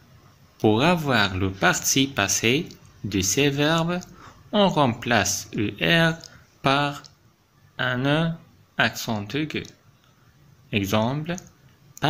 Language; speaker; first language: French; non-native, fluent; Arabic